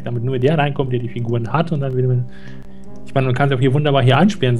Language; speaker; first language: German; native; German